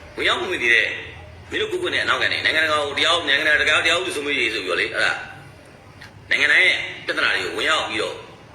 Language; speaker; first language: Burmese; native; Burmese